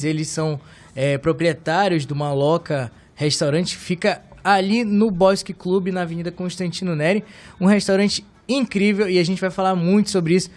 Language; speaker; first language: Portuguese; native; Portuguese